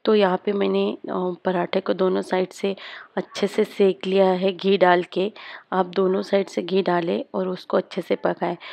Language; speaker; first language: Hindi; native; Hindi